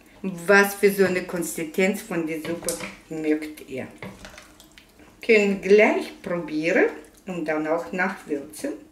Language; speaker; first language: German; non-native, fluent; Russian